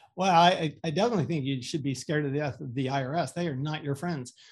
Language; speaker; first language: English; native; English